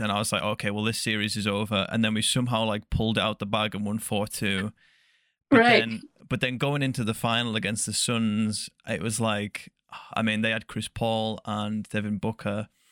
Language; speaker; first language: English; native; English